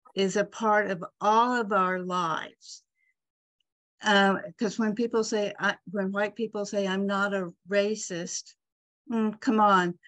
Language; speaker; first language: English; native; English